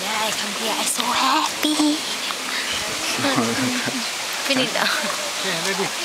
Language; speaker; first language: English; non-native, learner; Thai